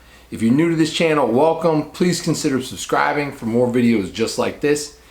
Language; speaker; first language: English; native; English